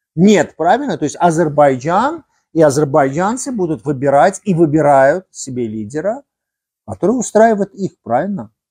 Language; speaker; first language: Russian; non-native, local second language; Armenian